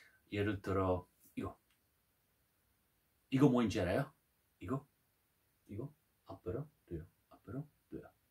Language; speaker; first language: Korean; non-native, learner; Italian